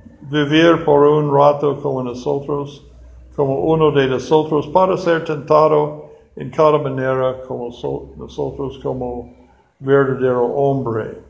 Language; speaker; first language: Spanish; non-native, fluent; English